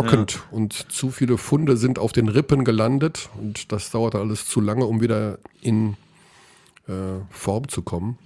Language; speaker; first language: German; native; German